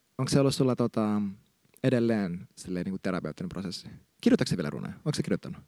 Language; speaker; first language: Finnish; native; Finnish